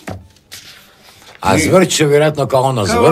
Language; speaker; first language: Croatian; native; Croatian